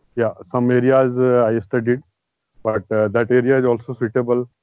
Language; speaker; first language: English; non-native, local second language; Hindi